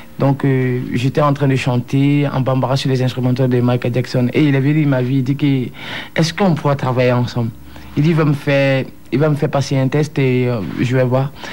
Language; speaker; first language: French; non-native, local second language; Bambara